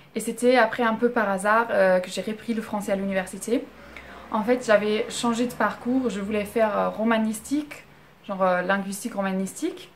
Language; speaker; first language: French; non-native, fluent; German